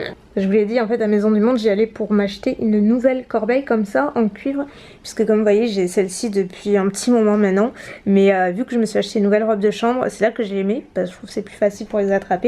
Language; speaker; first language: French; native; French